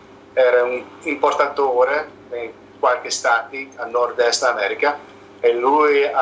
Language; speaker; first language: Italian; non-native, learner; English